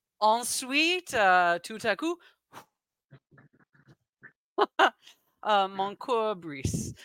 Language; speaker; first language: French; non-native, learner; English